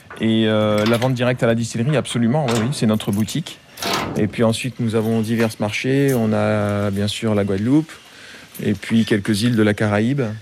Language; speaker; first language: French; native; French